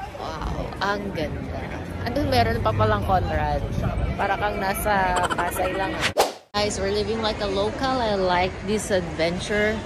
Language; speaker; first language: Filipino; native; Filipino